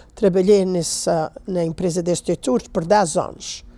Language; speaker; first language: Portuguese; native; Portuguese